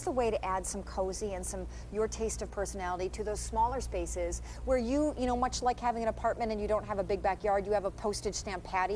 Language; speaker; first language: English; native; English